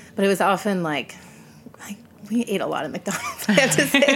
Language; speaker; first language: English; native; English